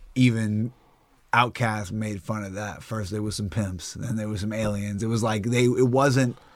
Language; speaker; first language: English; native; English